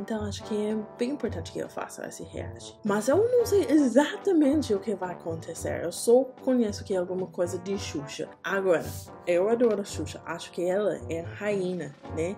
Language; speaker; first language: Portuguese; non-native, learner; English